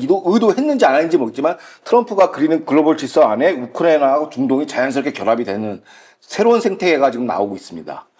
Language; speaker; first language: Korean; native; Korean